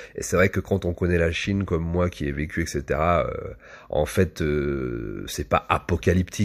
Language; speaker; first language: French; native; French